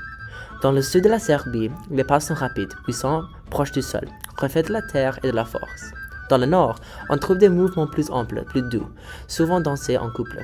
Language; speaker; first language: French; native; French